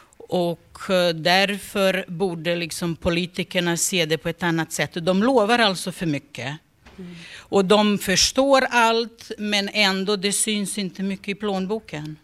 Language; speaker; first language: Swedish; non-native, fluent; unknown